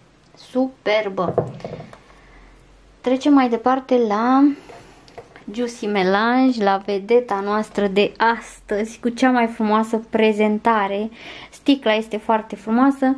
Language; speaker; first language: Romanian; native; Romanian